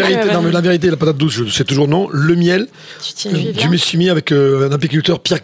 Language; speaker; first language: French; native; French